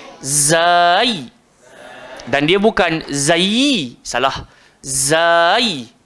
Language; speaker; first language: Malay; native; Malay